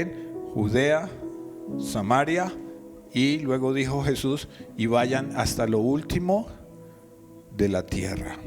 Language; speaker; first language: Spanish; native; Spanish